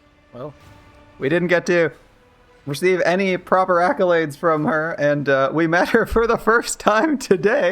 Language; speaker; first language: English; native; English